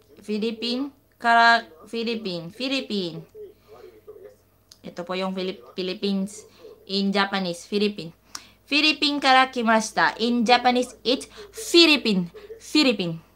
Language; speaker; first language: Japanese; non-native, learner; Filipino